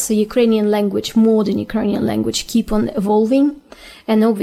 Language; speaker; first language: English; non-native, fluent; Ukrainian